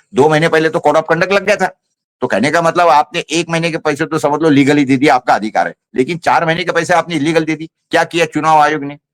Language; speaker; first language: Hindi; non-native, local second language; Marathi